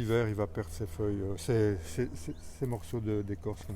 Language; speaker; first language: French; native; French